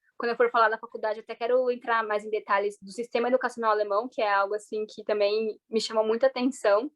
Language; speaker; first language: Portuguese; native; Portuguese